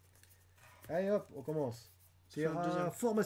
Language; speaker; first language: French; native; French